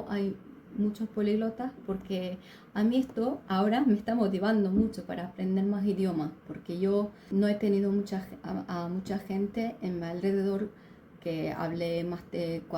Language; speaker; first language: Spanish; non-native, fluent; Turkish